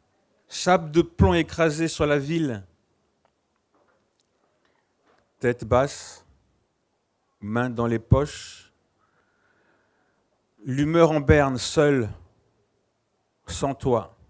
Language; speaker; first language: French; native; French